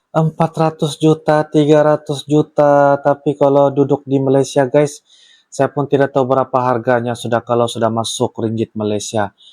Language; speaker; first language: Malay; native; Malay